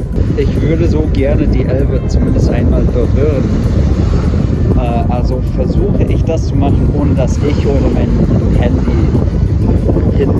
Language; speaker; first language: German; non-native, fluent; English